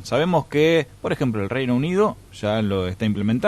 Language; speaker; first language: Spanish; native; Spanish